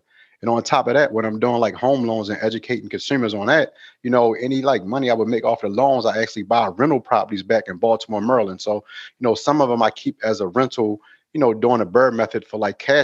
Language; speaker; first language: English; native; English